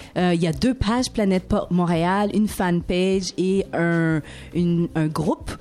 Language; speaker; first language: French; native; French